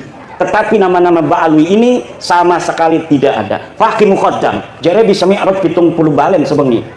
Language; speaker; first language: Indonesian; non-native, local second language; Javanese